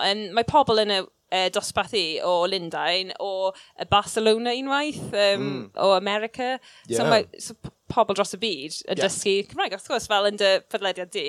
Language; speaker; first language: Welsh; non-native, local second language; English